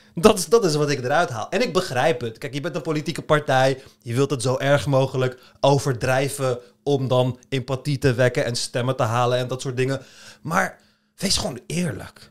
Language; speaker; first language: Dutch; early bilingual, other home language; Turkish